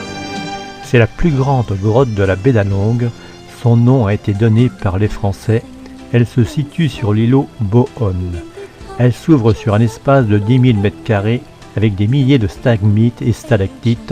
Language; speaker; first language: French; native; French